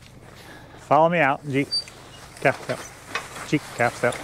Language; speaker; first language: English; native; English